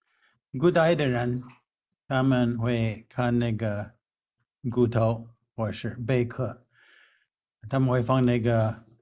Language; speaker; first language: Chinese; non-native, fluent; English